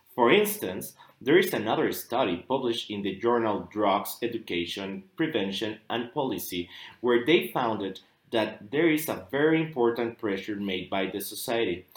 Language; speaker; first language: English; non-native, fluent; Spanish